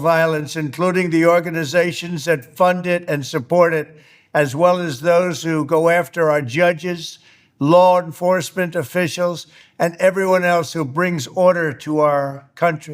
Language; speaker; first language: English; native; English